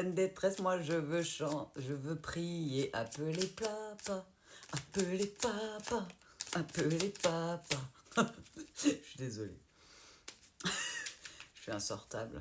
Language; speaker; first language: French; native; French